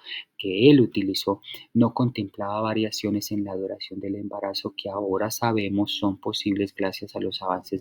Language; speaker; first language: Spanish; native; Spanish